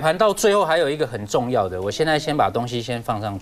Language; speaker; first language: Chinese; native; Chinese